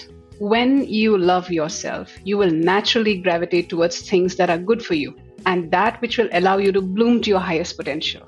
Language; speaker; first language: English; non-native, local second language; Assamese